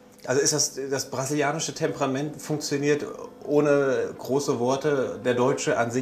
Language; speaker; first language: German; native; German